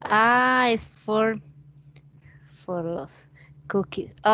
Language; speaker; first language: English; non-native, learner; Spanish